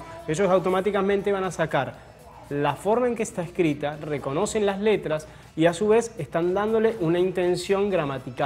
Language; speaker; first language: Spanish; native; Spanish